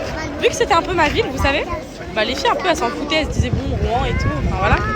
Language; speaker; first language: French; native; French